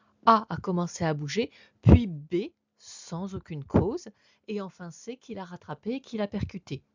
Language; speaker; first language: French; native; French